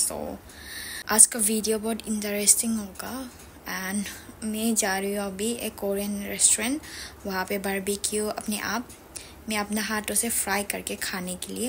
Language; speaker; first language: Hindi; non-native, local second language; Kok Borok